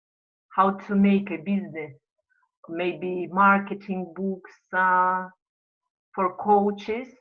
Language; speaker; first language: English; non-native, fluent; Russian